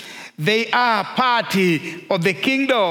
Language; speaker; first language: English; non-native, local second language; Kinyarwanda